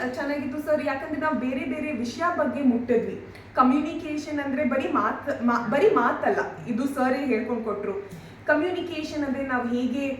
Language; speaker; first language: Kannada; non-native, learner; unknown